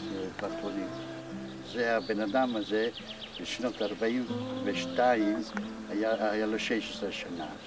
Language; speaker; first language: Hebrew; non-native, fluent; Yiddish